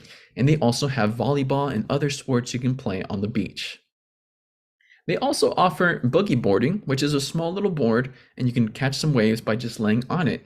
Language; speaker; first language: English; native; English